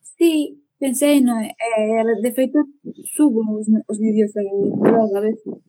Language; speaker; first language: Galician; native; Galician